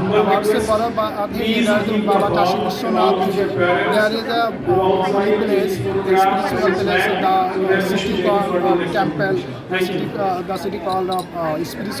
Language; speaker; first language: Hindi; non-native, learner; Bangla